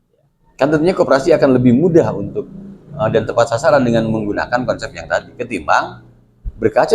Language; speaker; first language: Indonesian; non-native, local second language; Sundanese